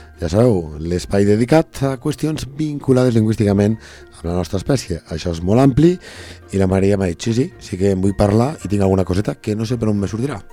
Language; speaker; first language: Catalan; native; Catalan